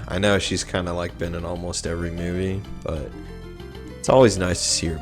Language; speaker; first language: English; native; English